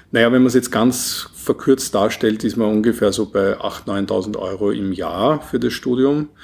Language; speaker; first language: German; native; German